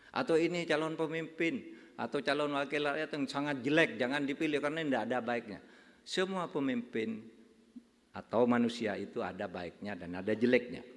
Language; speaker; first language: Indonesian; non-native, local second language; Madurese